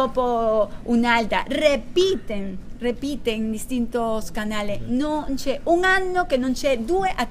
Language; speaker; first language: Italian; non-native, learner; Spanish